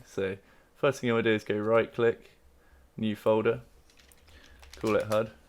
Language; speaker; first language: English; native; English